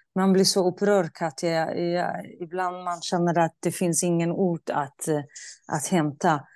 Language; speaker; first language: Swedish; non-native, fluent; Central Kurdish